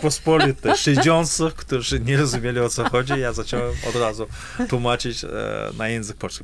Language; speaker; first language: Polish; non-native, fluent; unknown